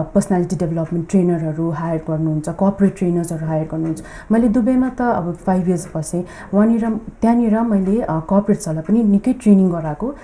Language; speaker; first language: Nepali; native; Nepali